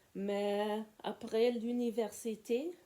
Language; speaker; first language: French; non-native, learner; German